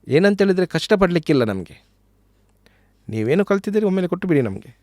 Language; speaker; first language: Kannada; native; Kannada